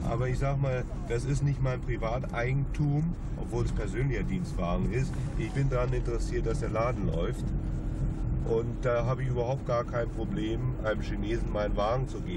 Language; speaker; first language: German; native; German